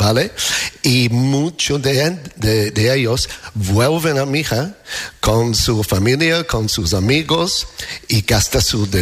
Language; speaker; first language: Spanish; non-native, fluent; English